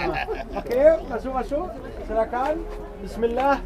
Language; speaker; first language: Indonesian; non-native, learner; Arabic